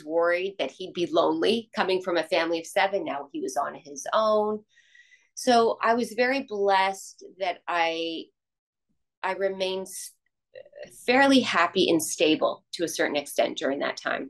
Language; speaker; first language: English; native; English